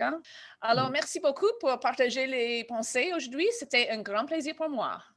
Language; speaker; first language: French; non-native, fluent; English